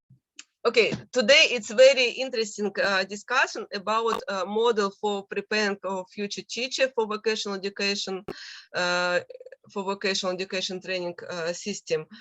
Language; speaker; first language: English; non-native, learner; Russian